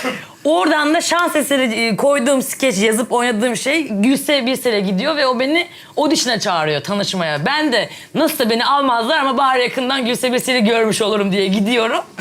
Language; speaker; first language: Turkish; native; Turkish